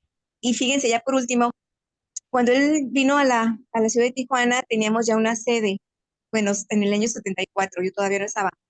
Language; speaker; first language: Spanish; native; Spanish